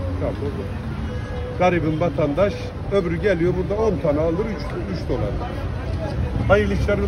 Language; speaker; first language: Turkish; native; Turkish